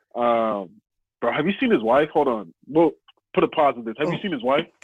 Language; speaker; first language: English; native; English